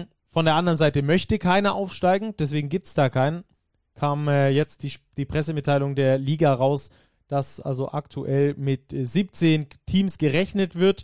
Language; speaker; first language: German; native; German